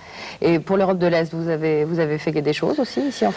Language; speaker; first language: French; native; French